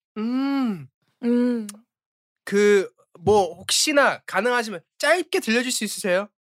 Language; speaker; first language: Korean; early bilingual, heritage; Korean